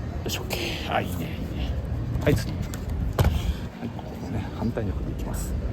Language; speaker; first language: Japanese; native; Japanese